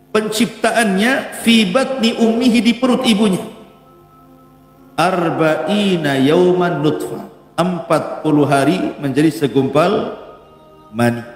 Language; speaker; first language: Indonesian; native; Indonesian